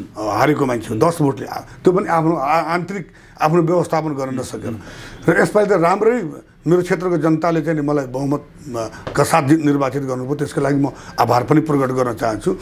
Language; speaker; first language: Nepali; non-native, local second language; Bhojpuri